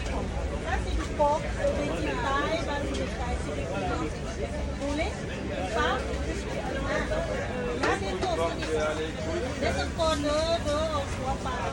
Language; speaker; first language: French; non-native, learner; Thai